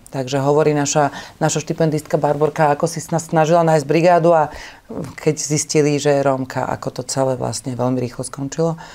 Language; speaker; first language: Slovak; native; Slovak